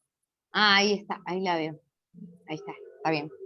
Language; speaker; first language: Spanish; native; Spanish